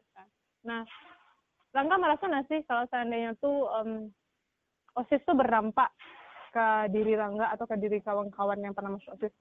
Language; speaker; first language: Indonesian; non-native, local second language; Minangkabau